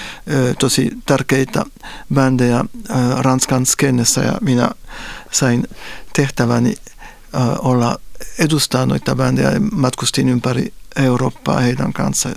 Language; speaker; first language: Finnish; non-native, fluent; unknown